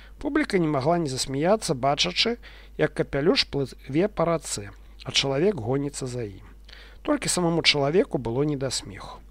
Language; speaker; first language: Belarusian; non-native, local second language; Russian